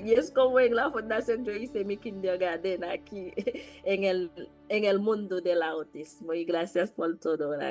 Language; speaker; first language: Spanish; non-native, learner; Haitian Creole